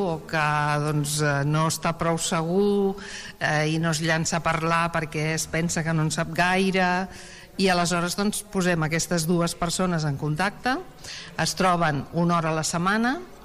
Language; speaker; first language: Catalan; native; Catalan